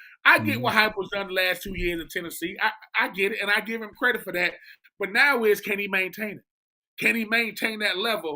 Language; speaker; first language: English; native; English